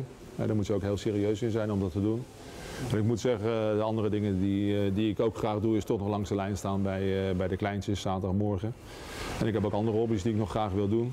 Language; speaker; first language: Dutch; native; Dutch